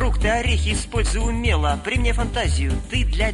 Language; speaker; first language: Russian; native; Russian